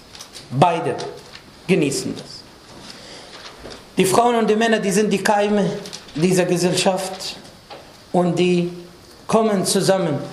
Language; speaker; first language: German; non-native, fluent; Arabic